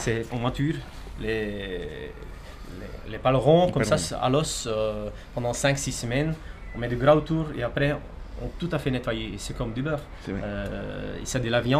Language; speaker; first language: French; non-native, local second language; Dutch